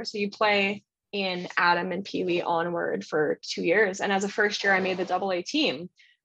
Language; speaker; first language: English; native; English